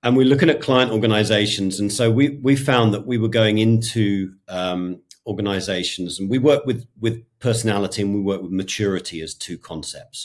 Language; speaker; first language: English; native; English